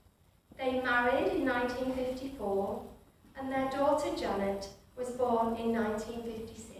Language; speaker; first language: English; native; English